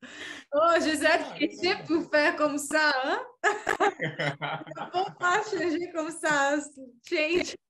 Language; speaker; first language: French; non-native, learner; English